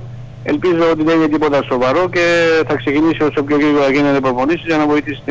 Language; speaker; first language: Greek; non-native, fluent; Georgian